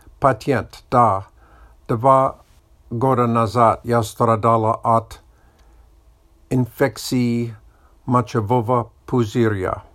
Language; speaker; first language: Russian; non-native, learner; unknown